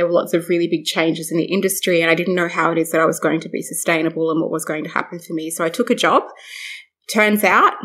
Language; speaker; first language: English; native; English